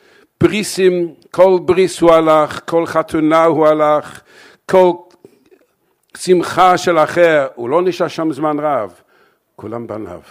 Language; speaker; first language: Hebrew; non-native, fluent; English